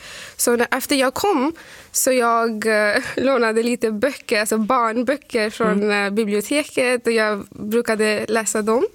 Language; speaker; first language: Swedish; non-native, fluent; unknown